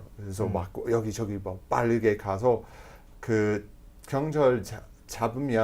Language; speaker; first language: Korean; non-native, fluent; English